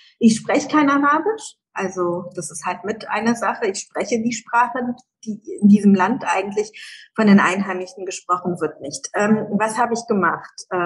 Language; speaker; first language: German; early bilingual, other home language; Persian